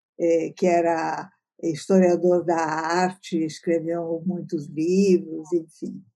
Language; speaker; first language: Portuguese; early bilingual, other home language; Italian